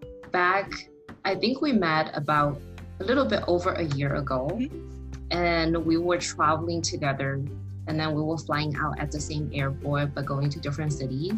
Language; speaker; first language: English; non-native, fluent; Chinese